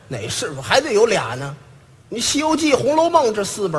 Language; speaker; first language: Chinese; native; Chinese